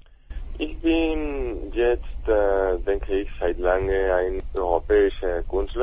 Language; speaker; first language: German; non-native, learner; Spanish